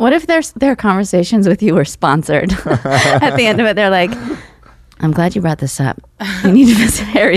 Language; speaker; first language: English; early bilingual, other home language; Russian